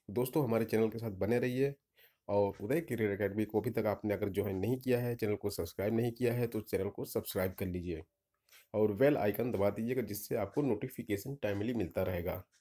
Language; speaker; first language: Hindi; native; Hindi